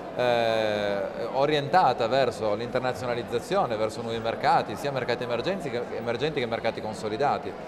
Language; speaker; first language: Italian; native; Italian